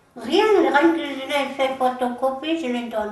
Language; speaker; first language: French; non-native, learner; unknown